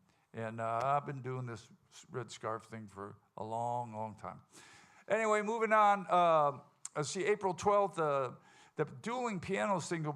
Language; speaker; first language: English; native; English